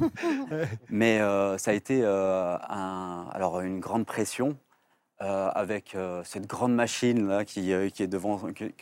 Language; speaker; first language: French; native; French